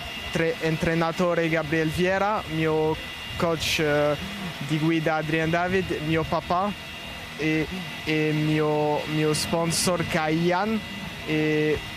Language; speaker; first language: Italian; non-native, fluent; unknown